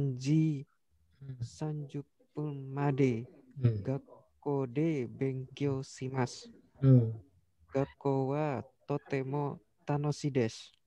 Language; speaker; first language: Japanese; non-native, learner; Indonesian